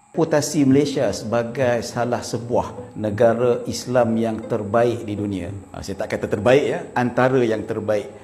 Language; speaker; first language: Malay; native; Malay